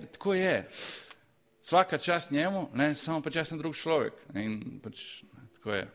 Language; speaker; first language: Slovenian; early bilingual, other home language; Croatian